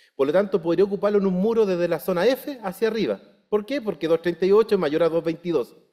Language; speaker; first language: Spanish; native; Spanish